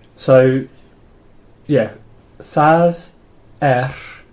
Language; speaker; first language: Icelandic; non-native, fluent; English